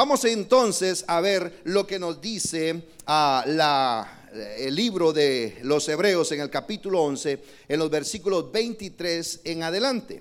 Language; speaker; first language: Spanish; native; Spanish